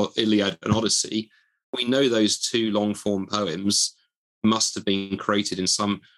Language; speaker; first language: English; native; English